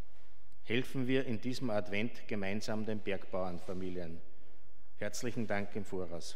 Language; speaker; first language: German; native; German